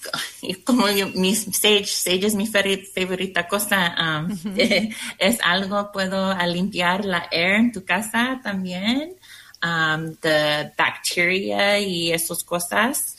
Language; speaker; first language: Spanish; non-native, learner; English